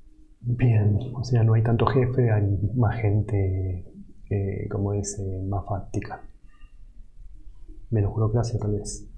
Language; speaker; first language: Spanish; native; Spanish